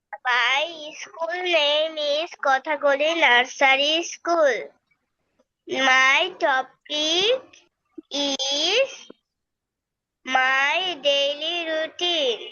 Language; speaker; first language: English; non-native, learner; Bangla